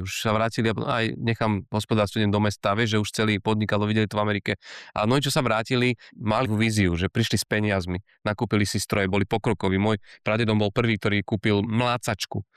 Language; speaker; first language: Slovak; native; Slovak